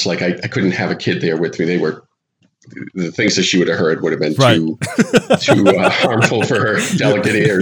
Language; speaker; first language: English; native; English